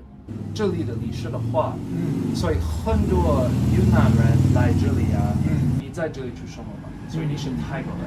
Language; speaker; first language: Chinese; non-native, learner; English